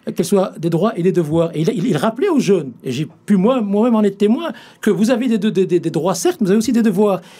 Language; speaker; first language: French; native; French